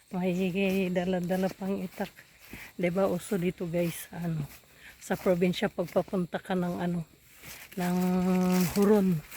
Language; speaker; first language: Filipino; non-native, local second language; Waray